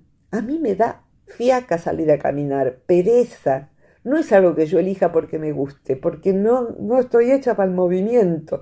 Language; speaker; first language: Spanish; native; Spanish